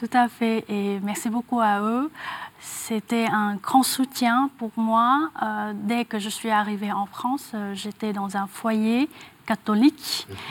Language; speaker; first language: French; non-native, fluent; Vietnamese